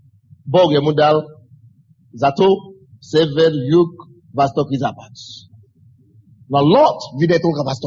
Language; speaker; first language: Russian; non-native, fluent; Yoruba